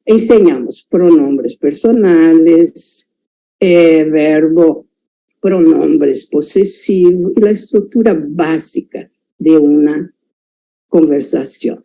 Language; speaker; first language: Spanish; non-native, fluent; Portuguese